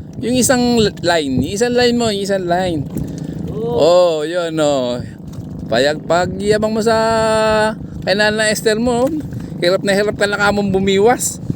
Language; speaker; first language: Filipino; native; Filipino